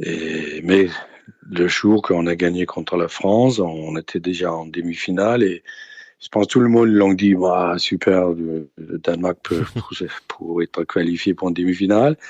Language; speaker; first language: French; non-native, fluent; Danish